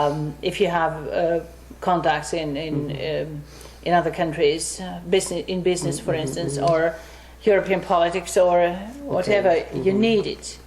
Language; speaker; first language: English; non-native, fluent; Finnish